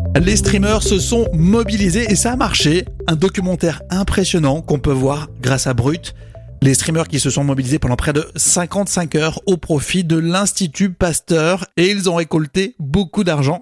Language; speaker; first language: French; native; French